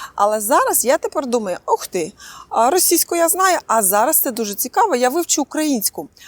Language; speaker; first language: Ukrainian; non-native, local second language; Russian